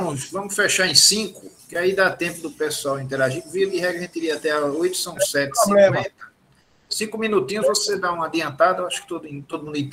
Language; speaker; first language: Portuguese; native; Portuguese